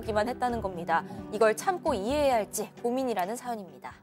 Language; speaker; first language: Korean; native; Korean